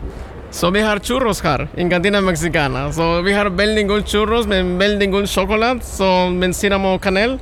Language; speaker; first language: Norwegian; non-native, learner; Spanish